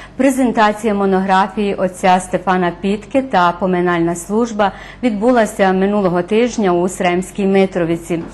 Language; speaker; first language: Ukrainian; early bilingual, heritage; Ukrainian